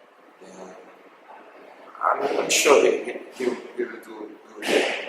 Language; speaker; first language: English; non-native, learner; Portuguese